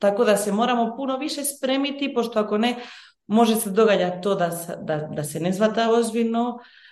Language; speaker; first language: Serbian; early bilingual, heritage; Bosnian